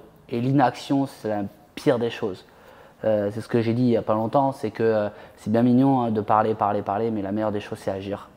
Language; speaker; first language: French; native; French